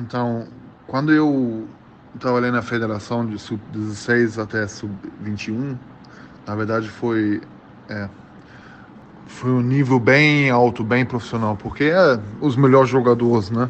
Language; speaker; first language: Portuguese; early bilingual, heritage; German